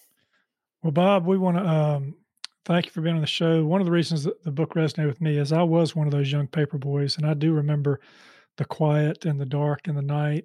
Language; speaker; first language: English; native; English